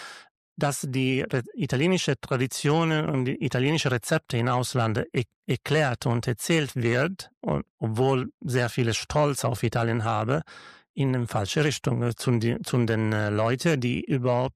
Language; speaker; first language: German; non-native, learner; Italian